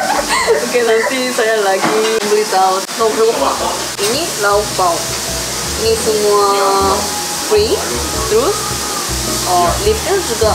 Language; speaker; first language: Indonesian; non-native, learner; Korean